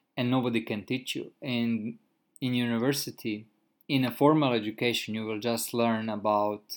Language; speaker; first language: English; non-native, fluent; Croatian